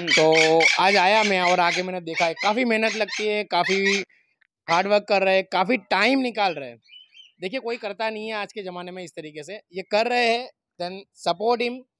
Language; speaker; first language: Hindi; non-native, local second language; Gujarati